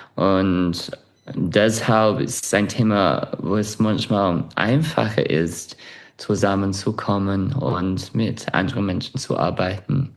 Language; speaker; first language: German; non-native, fluent; English